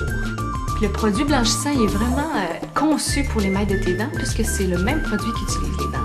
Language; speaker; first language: French; native; French